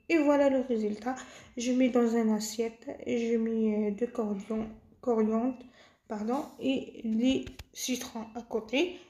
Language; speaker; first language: French; non-native, local second language; Arabic